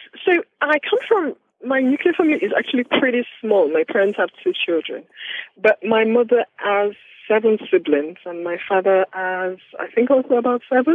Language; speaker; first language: English; non-native, local second language; Yoruba